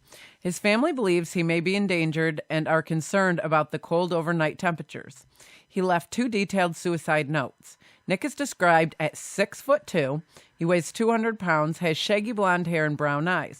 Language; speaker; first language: English; native; English